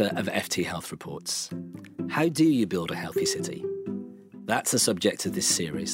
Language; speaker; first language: English; native; English